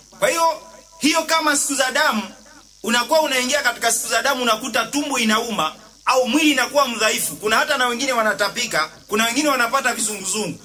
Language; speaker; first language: Swahili; native; Swahili